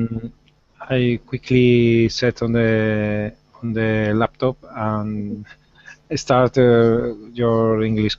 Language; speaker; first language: English; non-native, learner; Spanish